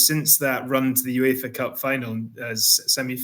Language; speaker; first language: English; native; English